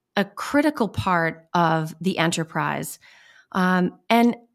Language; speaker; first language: English; native; English